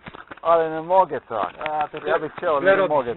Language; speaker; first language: Polish; non-native, learner; Slovenian